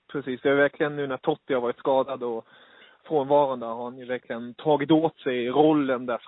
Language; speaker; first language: Swedish; native; Swedish